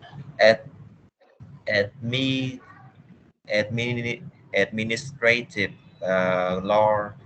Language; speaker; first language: English; non-native, learner; Vietnamese